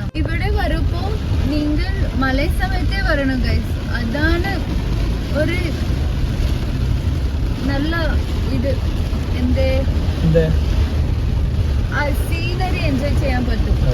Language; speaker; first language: Malayalam; non-native, local second language; Kannada